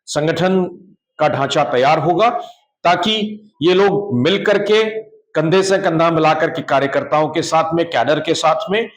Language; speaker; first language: Hindi; native; Hindi